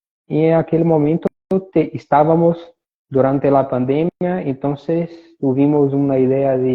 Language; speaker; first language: Spanish; non-native, fluent; Portuguese